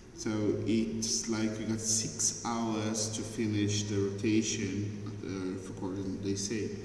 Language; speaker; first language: English; non-native, fluent; Portuguese